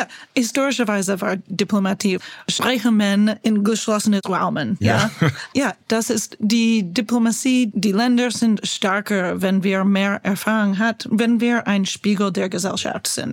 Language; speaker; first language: German; non-native, learner; English